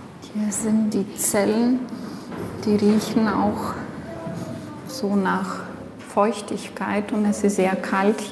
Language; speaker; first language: German; non-native, fluent; Lithuanian